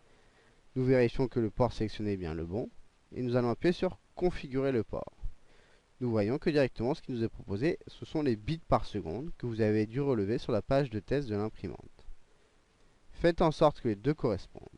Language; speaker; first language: French; native; French